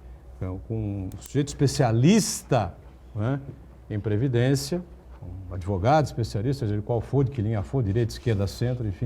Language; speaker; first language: Portuguese; native; Portuguese